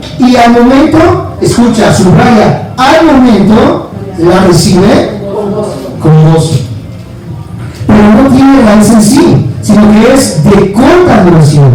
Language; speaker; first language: Spanish; native; Spanish